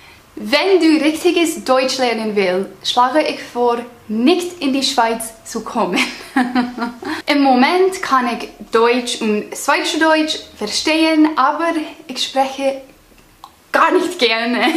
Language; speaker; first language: German; non-native, learner; English